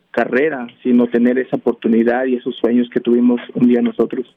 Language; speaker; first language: Spanish; early bilingual, heritage; Spanish